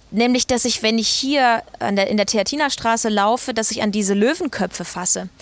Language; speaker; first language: German; native; German